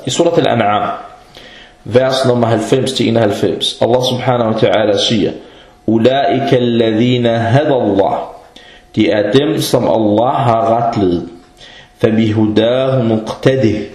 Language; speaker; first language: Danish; early bilingual, other home language; Arabic